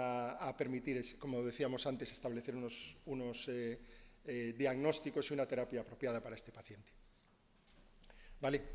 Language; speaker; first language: Spanish; native; Spanish